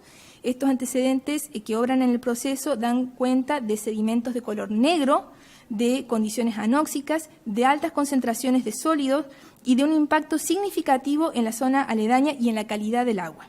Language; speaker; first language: Spanish; native; Spanish